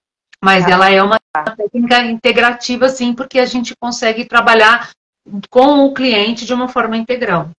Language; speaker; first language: Portuguese; native; Portuguese